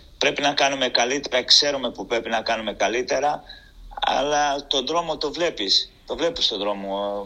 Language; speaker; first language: Greek; non-native, fluent; Portuguese